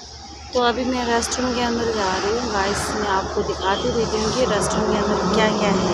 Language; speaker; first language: Hindi; non-native, local second language; Tibetan